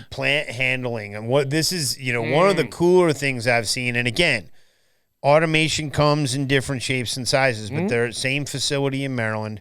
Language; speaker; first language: English; native; English